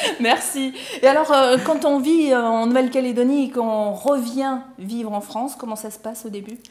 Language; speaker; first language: French; native; French